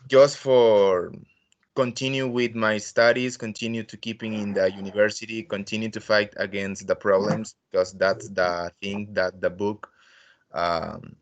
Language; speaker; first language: English; non-native, learner; Spanish